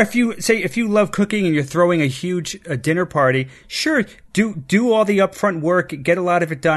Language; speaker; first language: English; native; English